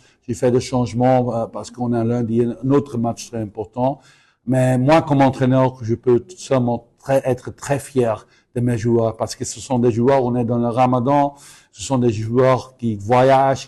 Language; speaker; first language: French; non-native, fluent; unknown